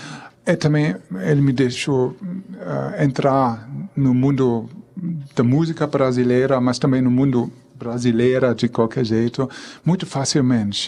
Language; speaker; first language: Portuguese; non-native, fluent; German